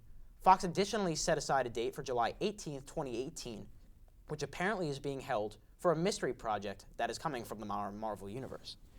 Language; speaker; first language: English; native; English